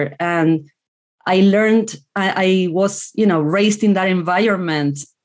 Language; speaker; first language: English; non-native, fluent; Spanish